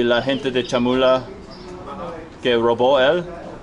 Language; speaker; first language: Spanish; non-native, learner; English